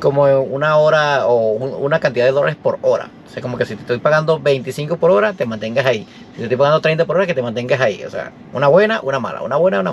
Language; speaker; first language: Spanish; native; Spanish